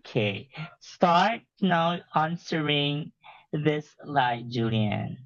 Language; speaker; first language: English; non-native, fluent; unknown